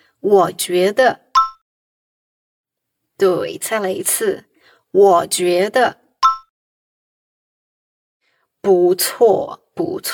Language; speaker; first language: Chinese; non-native, fluent; Portuguese